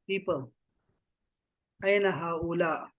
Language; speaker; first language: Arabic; non-native, fluent; Urdu